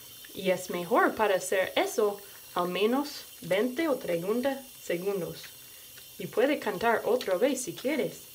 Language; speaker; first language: Spanish; non-native, learner; English